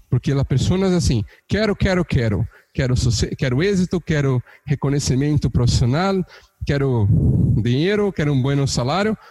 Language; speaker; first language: Portuguese; native; Portuguese